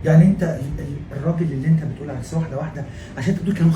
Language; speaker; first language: Arabic; native; Arabic